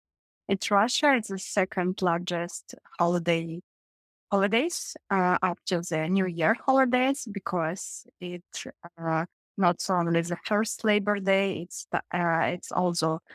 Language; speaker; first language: English; non-native, learner; Russian